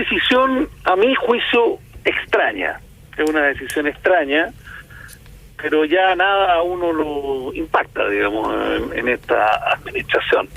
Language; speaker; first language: Spanish; native; Spanish